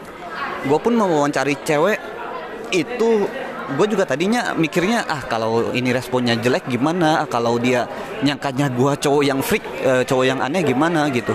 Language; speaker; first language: Indonesian; native; Indonesian